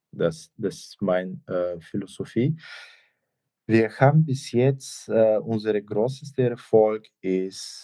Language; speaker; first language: German; non-native, fluent; Bulgarian